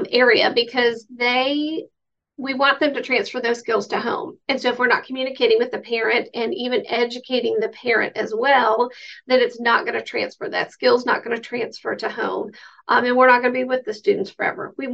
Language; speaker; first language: English; native; English